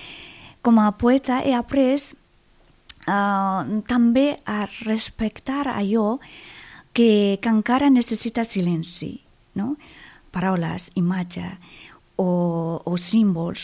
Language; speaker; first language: Catalan; non-native, fluent; Persian